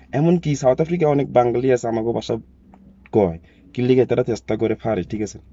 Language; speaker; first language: Bangla; non-native, fluent; Zulu